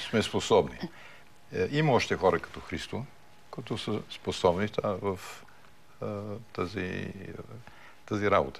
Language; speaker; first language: Bulgarian; early bilingual, heritage; Bulgarian